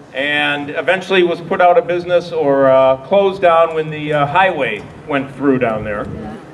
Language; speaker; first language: English; native; English